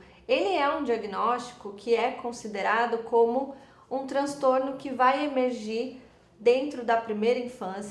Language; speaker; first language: Portuguese; native; Portuguese